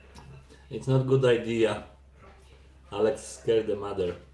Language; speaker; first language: English; non-native, learner; Polish